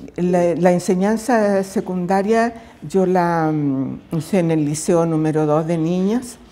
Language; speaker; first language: Spanish; native; Spanish